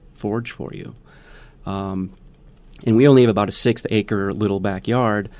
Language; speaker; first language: English; native; English